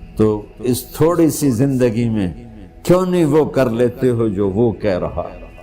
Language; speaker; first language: Urdu; non-native, local second language; Punjabi